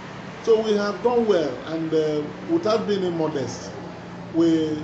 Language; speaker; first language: English; non-native, local second language; Igbo